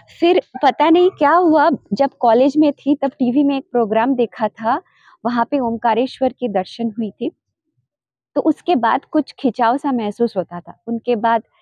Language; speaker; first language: Hindi; non-native, local second language; Bangla